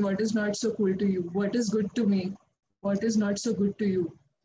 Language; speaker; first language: English; non-native, local second language; Hindi